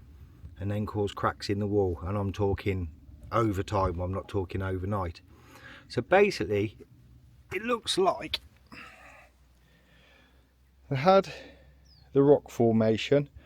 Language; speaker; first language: English; native; English